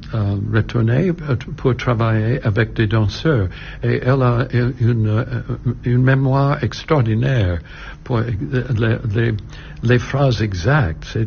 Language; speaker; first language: French; non-native, learner; English